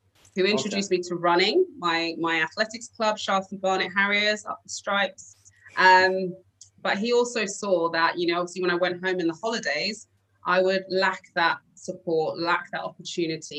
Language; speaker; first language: English; native; English